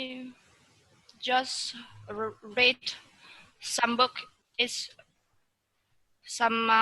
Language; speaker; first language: English; non-native, learner; Vietnamese